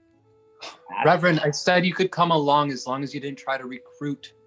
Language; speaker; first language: English; native; English